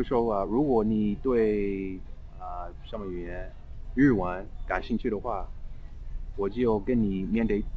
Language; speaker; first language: Chinese; non-native, fluent; English